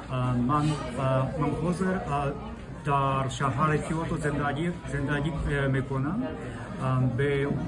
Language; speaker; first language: Persian; non-native, learner; Japanese